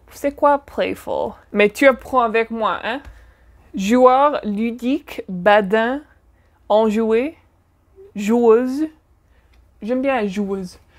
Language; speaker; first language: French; non-native, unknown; English